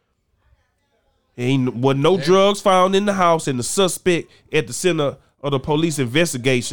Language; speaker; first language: English; native; English